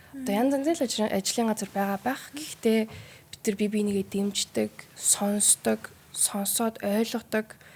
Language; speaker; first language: Mongolian; early bilingual, heritage; Mongolian